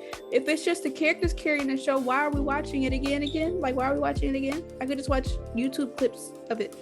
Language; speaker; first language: English; native; English